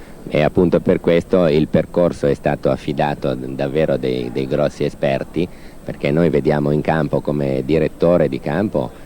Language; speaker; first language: Italian; native; Italian